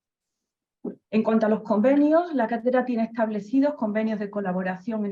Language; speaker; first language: Spanish; native; Spanish